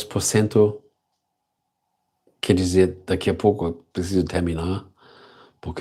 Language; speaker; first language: Portuguese; non-native, learner; German